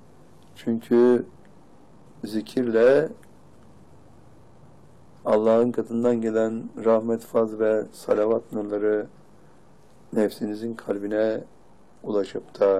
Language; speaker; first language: Turkish; native; Turkish